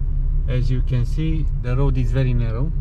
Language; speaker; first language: English; non-native, learner; Romanian